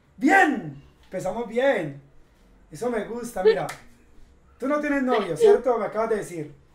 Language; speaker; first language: Spanish; native; Spanish